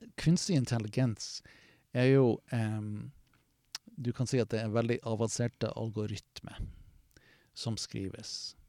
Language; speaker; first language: Norwegian; non-native, fluent; English